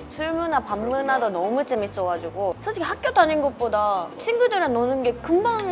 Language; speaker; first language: Korean; non-native, fluent; Japanese